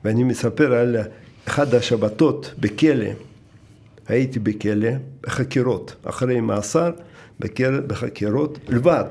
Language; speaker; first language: Hebrew; non-native, fluent; Russian